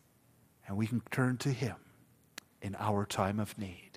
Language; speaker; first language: English; native; English